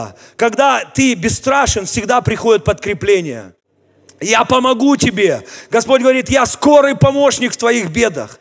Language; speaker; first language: Russian; native; Russian